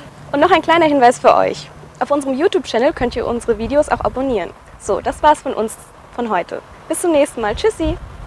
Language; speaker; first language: German; native; German